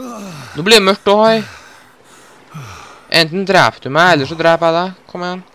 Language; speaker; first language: Norwegian; native; Norwegian